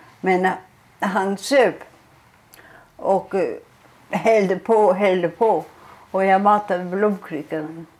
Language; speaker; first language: Swedish; non-native, fluent; German